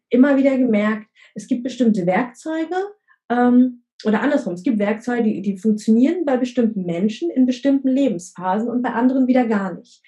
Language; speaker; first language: German; early bilingual, other home language; Vietnamese